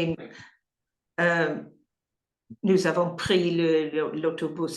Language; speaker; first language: French; non-native, learner; English